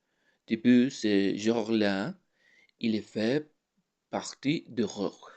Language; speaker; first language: French; non-native, learner; Spanish